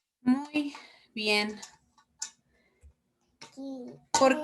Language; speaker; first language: Spanish; native; Spanish